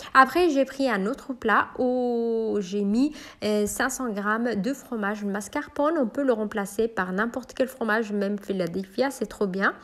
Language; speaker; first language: French; non-native, local second language; Arabic